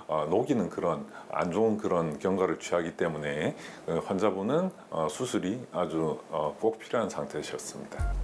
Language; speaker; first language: Korean; native; Korean